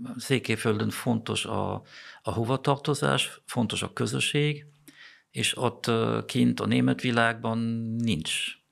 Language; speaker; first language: Hungarian; non-native, fluent; German